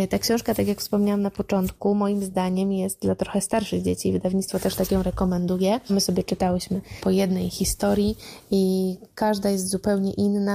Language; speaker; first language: Polish; native; Polish